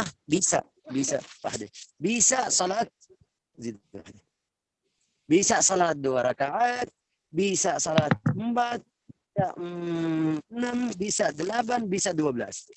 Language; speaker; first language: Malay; non-native, fluent; Arabic